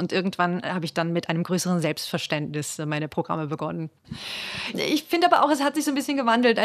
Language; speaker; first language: German; native; German